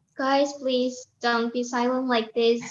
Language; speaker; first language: English; non-native, learner; Indonesian